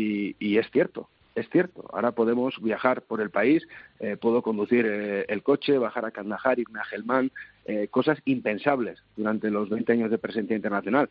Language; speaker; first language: Spanish; native; Spanish